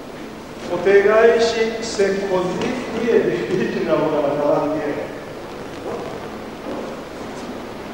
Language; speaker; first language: Italian; non-native, learner; Japanese